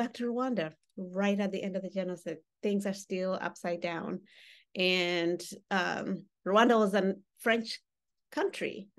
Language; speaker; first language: English; non-native, local second language; Kinyarwanda